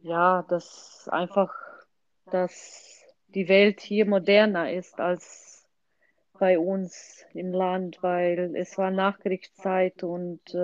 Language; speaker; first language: German; non-native, fluent; Croatian